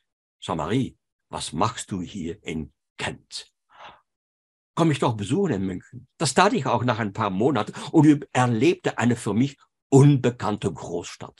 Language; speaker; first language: German; non-native, fluent; French